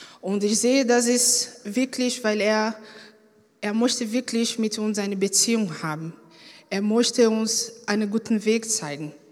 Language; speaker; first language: German; non-native, fluent; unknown